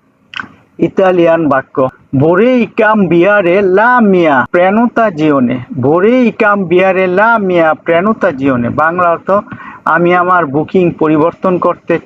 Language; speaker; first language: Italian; non-native, learner; Bangla